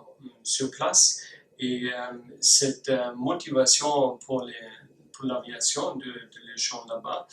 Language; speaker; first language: French; non-native, learner; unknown